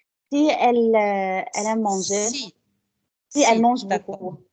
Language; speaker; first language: French; non-native, learner; Arabic